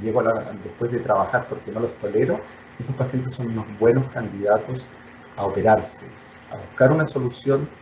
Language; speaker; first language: Spanish; native; Spanish